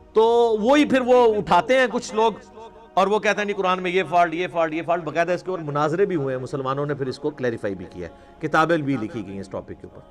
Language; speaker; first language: Urdu; non-native, local second language; Punjabi